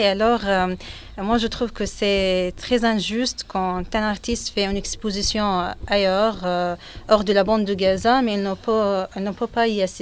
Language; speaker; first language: French; non-native, fluent; Arabic